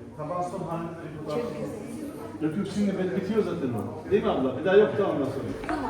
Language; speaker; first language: Turkish; native; Turkish